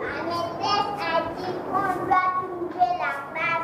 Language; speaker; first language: French; non-native, learner; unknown